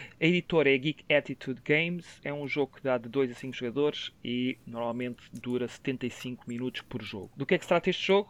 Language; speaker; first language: Portuguese; native; Portuguese